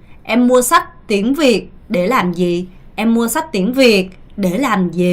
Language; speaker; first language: Vietnamese; non-native, fluent; Korean